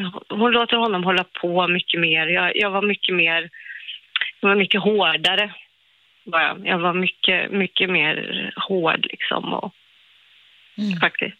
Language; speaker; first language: Swedish; native; Swedish